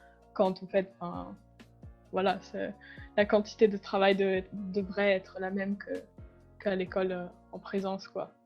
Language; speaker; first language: French; non-native, fluent; Italian